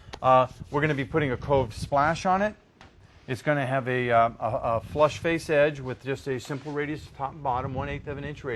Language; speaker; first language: English; native; English